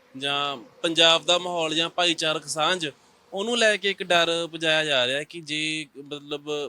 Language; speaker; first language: Punjabi; native; Punjabi